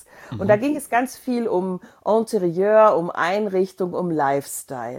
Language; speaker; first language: German; native; German